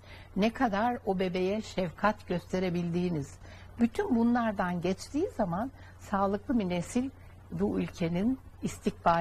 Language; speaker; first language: Turkish; native; Turkish